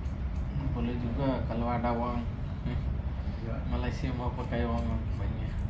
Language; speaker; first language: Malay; non-native, learner; Bangla